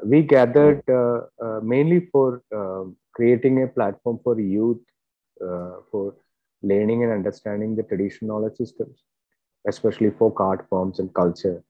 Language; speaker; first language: English; non-native, local second language; Malayalam